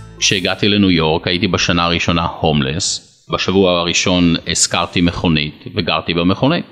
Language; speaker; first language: Hebrew; native; Hebrew